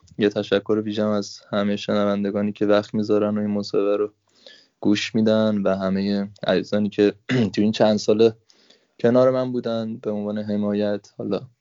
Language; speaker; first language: Persian; native; Persian